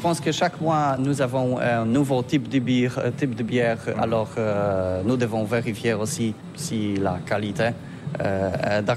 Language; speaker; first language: French; non-native, learner; Polish